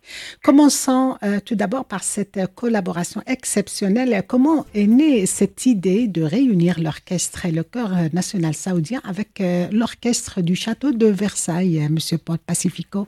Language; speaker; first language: French; native; French